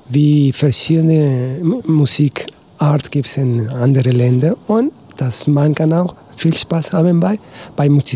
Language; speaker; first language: German; non-native, learner; Spanish